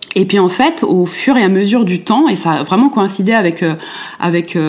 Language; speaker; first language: French; early bilingual, other home language; German